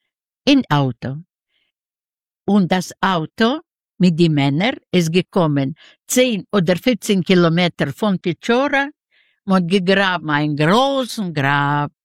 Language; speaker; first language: German; non-native, learner; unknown